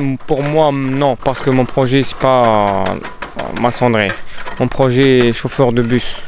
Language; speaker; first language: French; non-native, learner; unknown